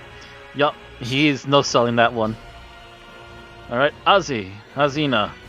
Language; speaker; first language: English; native; English